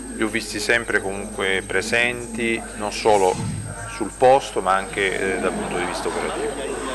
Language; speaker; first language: Italian; native; Italian